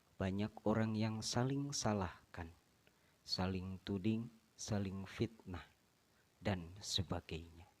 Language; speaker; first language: Indonesian; non-native, local second language; Sundanese